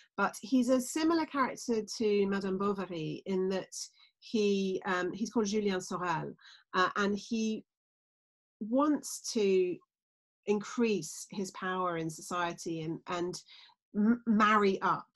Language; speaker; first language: English; native; English